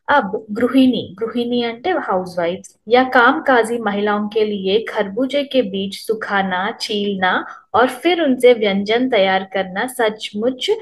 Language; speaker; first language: Hindi; non-native, local second language; Telugu